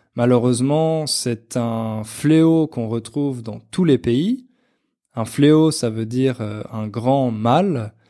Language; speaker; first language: French; native; French